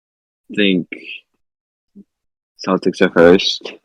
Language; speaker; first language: English; native; English